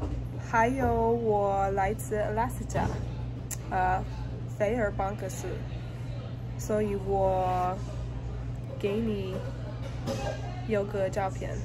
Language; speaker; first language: Chinese; non-native, learner; English